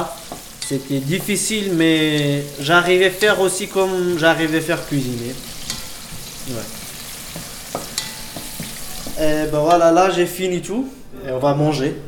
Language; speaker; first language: French; non-native, learner; Kurdish